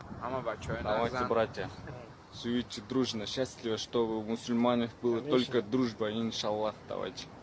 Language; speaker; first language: Russian; non-native, learner; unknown